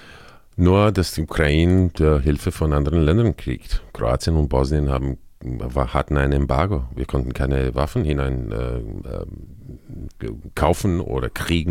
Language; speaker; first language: German; non-native, fluent; Croatian